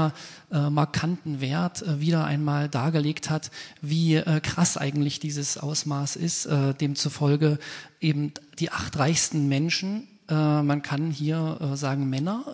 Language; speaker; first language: German; native; German